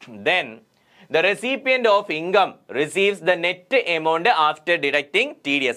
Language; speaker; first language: English; non-native, local second language; Malayalam